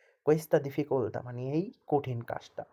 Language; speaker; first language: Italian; non-native, learner; Bangla